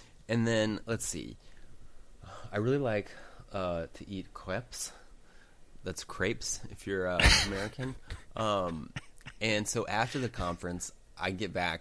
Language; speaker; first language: English; native; English